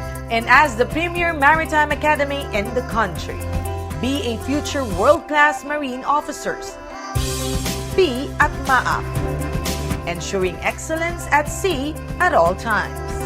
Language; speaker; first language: English; non-native, local second language; Filipino